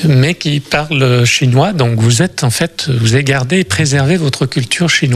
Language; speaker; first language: French; native; French